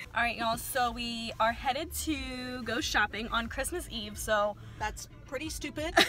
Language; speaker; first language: English; native; English